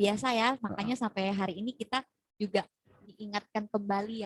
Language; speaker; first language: Indonesian; native; Indonesian